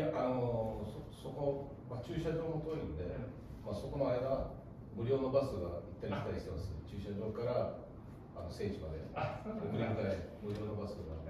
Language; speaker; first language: Japanese; non-native, fluent; Portuguese